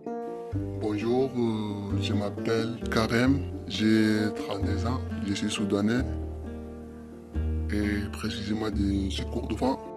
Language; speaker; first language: French; non-native, fluent; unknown